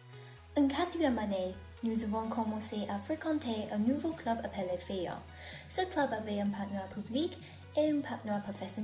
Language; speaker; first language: French; non-native, learner; Chinese